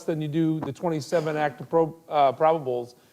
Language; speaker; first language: English; native; English